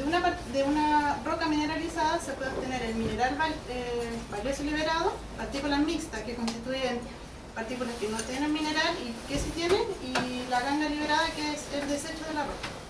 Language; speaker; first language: Spanish; native; Spanish